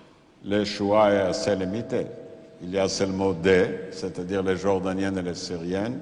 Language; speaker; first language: French; non-native, fluent; Yiddish